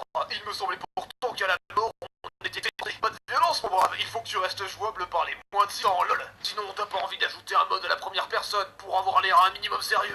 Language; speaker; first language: French; native; French